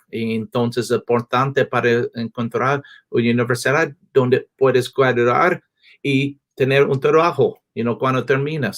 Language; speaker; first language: Spanish; non-native, learner; English